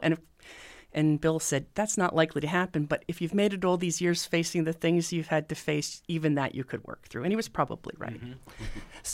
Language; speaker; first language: English; native; English